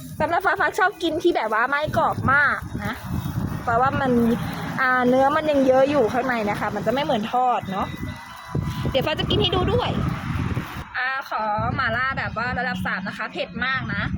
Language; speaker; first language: Thai; native; Thai